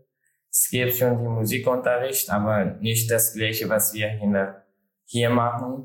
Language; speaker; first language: German; non-native, learner; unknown